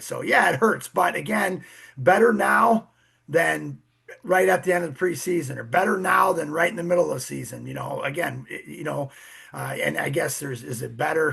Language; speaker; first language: English; native; English